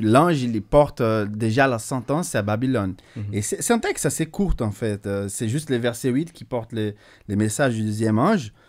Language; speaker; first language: French; non-native, fluent; Portuguese